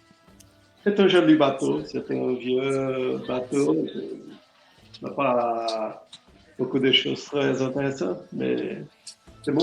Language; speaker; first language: French; non-native, learner; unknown